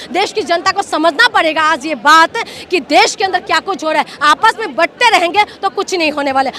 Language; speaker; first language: Hindi; non-native, local second language; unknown